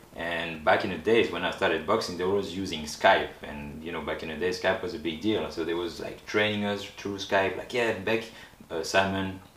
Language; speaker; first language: English; non-native, fluent; French